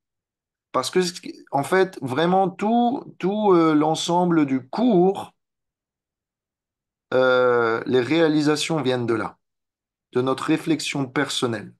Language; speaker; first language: French; native; French